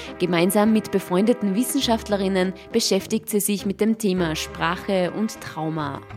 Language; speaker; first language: German; native; German